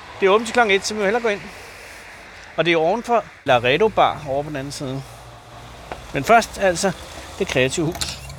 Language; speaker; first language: Danish; native; Danish